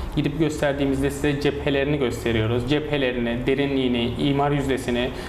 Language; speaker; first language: Turkish; native; Turkish